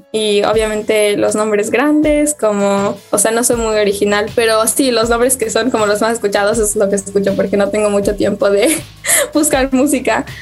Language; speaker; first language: Spanish; native; Spanish